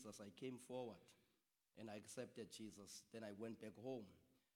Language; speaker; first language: English; non-native, local second language; Xhosa